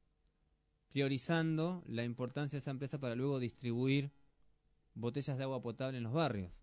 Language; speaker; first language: Spanish; native; Spanish